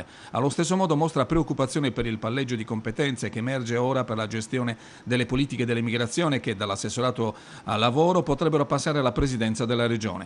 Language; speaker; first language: Italian; native; Italian